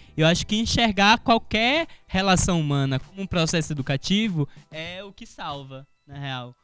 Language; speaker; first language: Portuguese; native; Portuguese